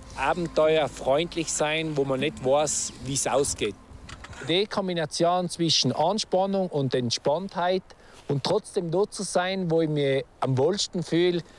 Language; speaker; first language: German; native; German